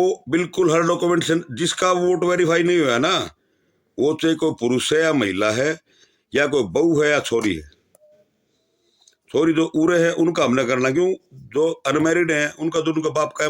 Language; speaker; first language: Hindi; native; Hindi